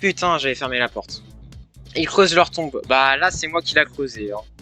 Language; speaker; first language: French; native; French